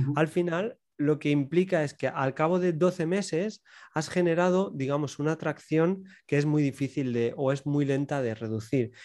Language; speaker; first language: Spanish; native; Spanish